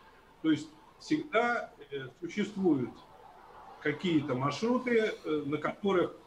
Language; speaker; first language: Russian; native; Russian